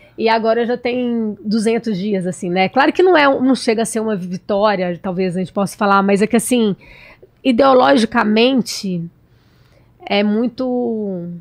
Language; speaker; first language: Portuguese; native; Portuguese